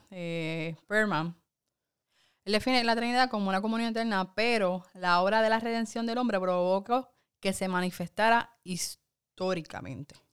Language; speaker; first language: Spanish; early bilingual, heritage; Spanish